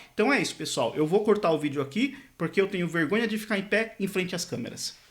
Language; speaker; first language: Portuguese; native; Portuguese